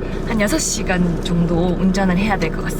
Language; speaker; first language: Korean; native; Korean